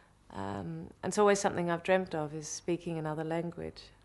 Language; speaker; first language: English; native; English